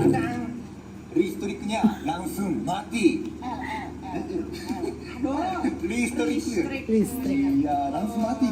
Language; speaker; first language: Indonesian; non-native, learner; Japanese